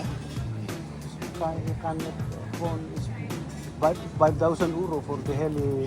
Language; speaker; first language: Dutch; non-native, learner; Filipino